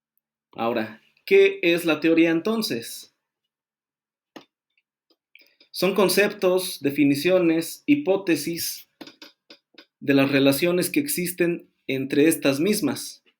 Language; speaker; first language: Spanish; native; Spanish